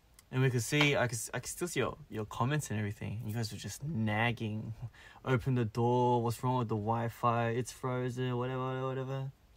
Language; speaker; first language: English; early bilingual, other home language; Korean